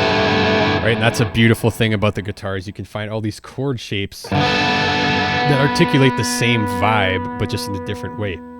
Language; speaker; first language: English; native; English